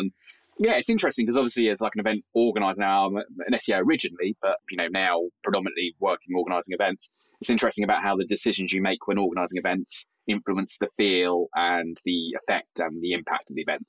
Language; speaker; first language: English; native; English